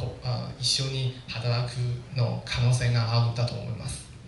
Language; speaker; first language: Japanese; non-native, learner; Chinese